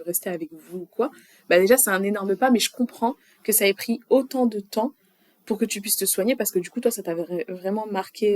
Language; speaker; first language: French; native; French